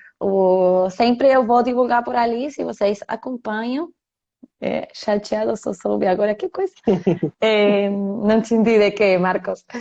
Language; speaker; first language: Portuguese; non-native, fluent; Spanish